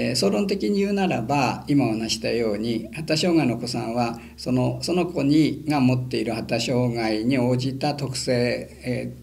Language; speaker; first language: Japanese; native; Japanese